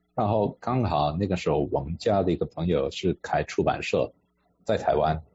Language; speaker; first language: Chinese; non-native, fluent; English